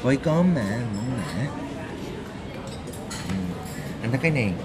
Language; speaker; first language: Vietnamese; non-native, learner; Korean